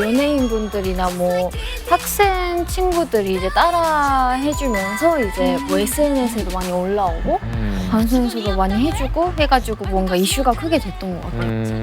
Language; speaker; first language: Korean; non-native, fluent; Japanese